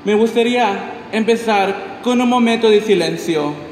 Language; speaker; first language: Spanish; early bilingual, heritage; Spanish